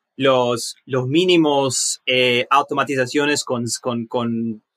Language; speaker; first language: Spanish; early bilingual, heritage; Spanish